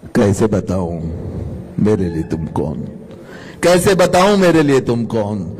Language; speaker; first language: Hindi; non-native, local second language; Marathi